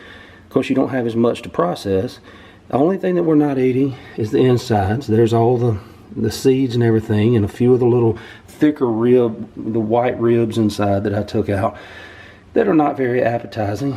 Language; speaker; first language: English; native; English